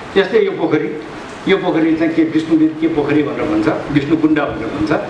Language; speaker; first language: Nepali; non-native, local second language; Newari